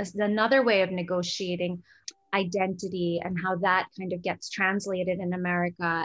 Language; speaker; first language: English; early bilingual, other home language; Gujarati